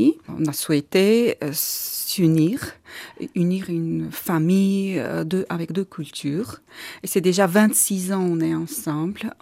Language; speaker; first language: French; non-native, learner; Armenian